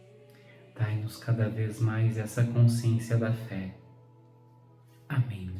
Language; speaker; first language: Portuguese; native; Portuguese